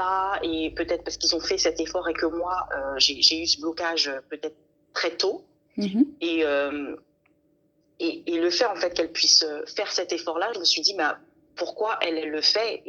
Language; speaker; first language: French; native; French